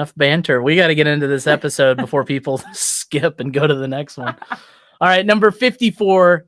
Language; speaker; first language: English; native; English